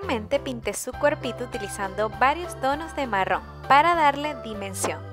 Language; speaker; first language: Spanish; native; Spanish